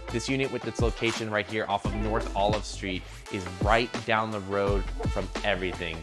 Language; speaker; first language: English; native; English